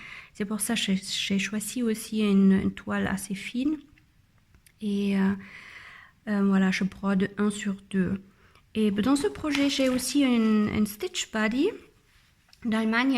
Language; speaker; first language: French; non-native, learner; German